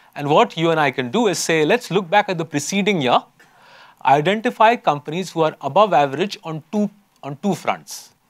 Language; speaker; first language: English; non-native, local second language; Hindi